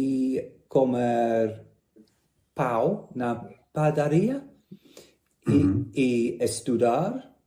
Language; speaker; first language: Portuguese; non-native, learner; English